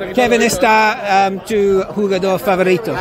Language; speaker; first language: Spanish; non-native, learner; English